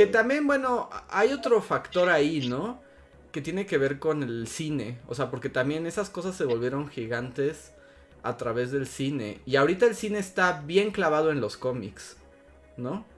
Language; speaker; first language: Spanish; native; Spanish